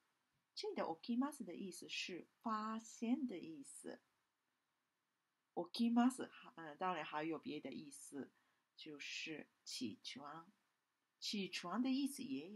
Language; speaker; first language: Chinese; non-native, fluent; Japanese